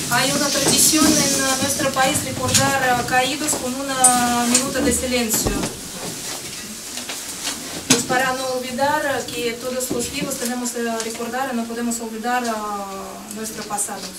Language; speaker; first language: Spanish; non-native, fluent; Russian